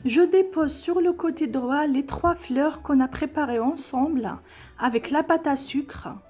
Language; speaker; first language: French; non-native, local second language; Arabic